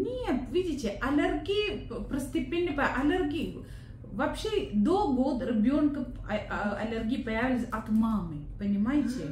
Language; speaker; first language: Russian; non-native, learner; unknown